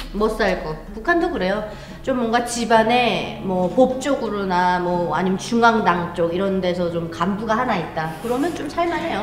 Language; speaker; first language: Korean; native; Korean